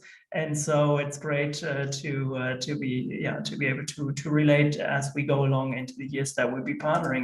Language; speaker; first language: English; non-native, fluent; German